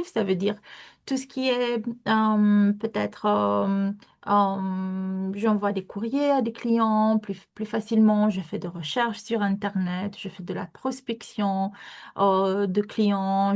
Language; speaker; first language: French; non-native, fluent; Romanian